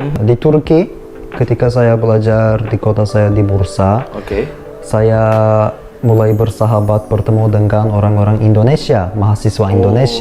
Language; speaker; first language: Indonesian; non-native, learner; Turkish